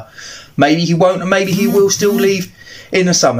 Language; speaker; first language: English; native; English